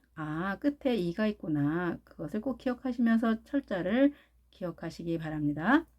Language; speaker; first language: Korean; native; Korean